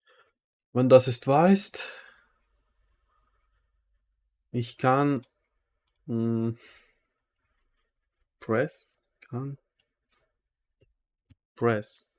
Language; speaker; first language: German; non-native, learner; Russian